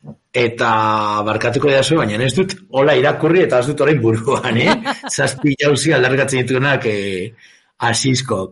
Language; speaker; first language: Basque; native; Basque